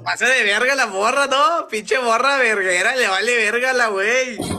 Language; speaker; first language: Spanish; early bilingual, other home language; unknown